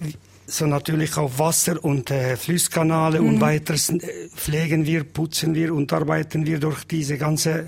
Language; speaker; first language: German; non-native, learner; Albanian